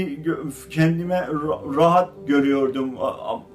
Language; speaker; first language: Turkish; non-native, learner; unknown